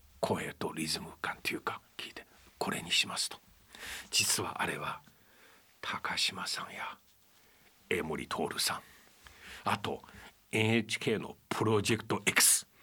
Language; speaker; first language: Japanese; non-native, fluent; Chinese